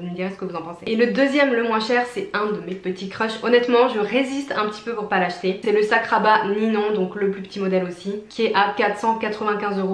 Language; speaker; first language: French; native; French